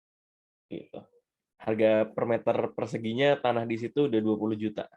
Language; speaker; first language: Indonesian; native; Indonesian